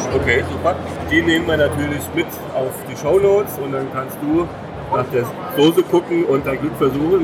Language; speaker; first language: German; native; German